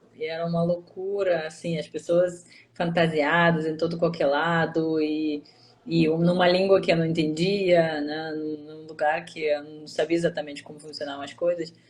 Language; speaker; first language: Portuguese; non-native, fluent; Russian